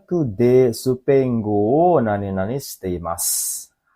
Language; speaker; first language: Japanese; non-native, fluent; Indonesian